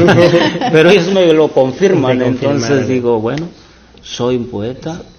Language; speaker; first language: Spanish; native; Spanish